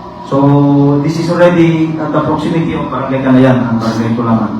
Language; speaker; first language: English; non-native, local second language; Cebuano